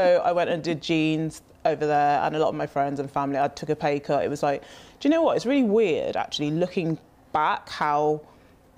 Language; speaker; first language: English; native; English